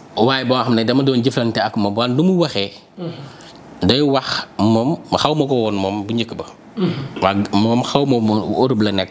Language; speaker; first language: Wolof; non-native, local second language; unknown